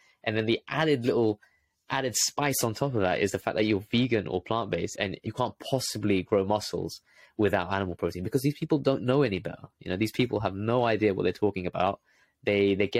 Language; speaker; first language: English; native; English